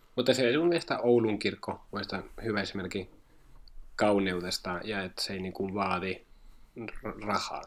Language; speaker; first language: Finnish; non-native, fluent; Spanish